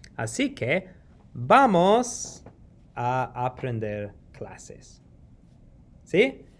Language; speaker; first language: Spanish; non-native, fluent; English